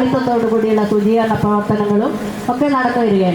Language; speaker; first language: Malayalam; native; Malayalam